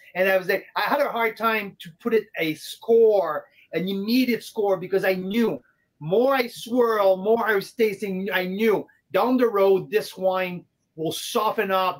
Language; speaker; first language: English; non-native, fluent; French